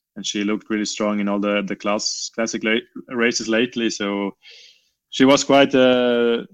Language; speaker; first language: English; non-native, learner; Romansh